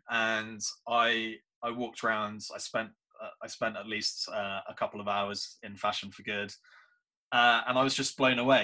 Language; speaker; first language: English; native; English